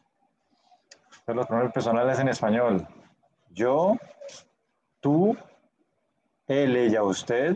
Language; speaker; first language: Spanish; native; Spanish